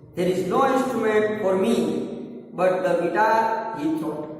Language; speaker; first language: English; non-native, local second language; Gujarati